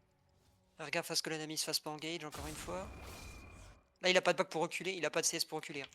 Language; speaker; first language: French; native; French